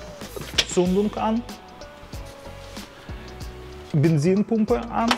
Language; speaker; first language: German; non-native, fluent; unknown